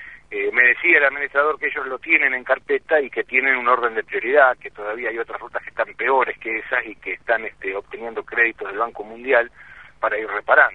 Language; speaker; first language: Spanish; native; Spanish